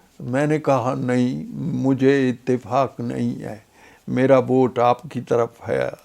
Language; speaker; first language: Urdu; non-native, local second language; Punjabi